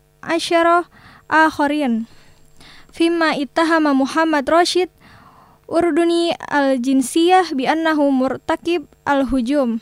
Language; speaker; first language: Arabic; non-native, fluent; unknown